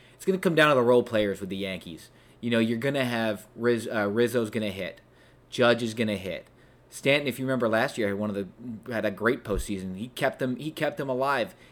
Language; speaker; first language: English; native; English